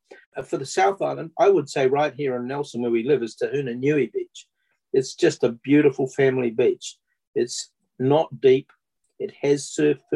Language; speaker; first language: English; native; English